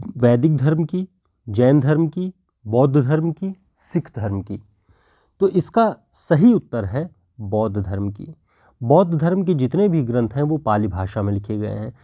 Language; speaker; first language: Hindi; native; Hindi